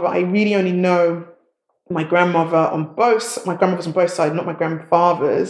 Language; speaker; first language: English; native; English